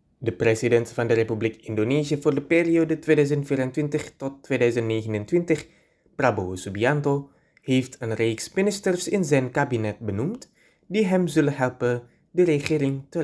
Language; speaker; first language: Dutch; non-native, fluent; Indonesian